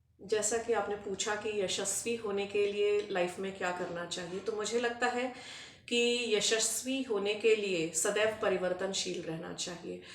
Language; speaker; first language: Hindi; native; Hindi